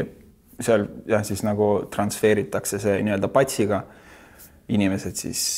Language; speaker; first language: Estonian; native; Estonian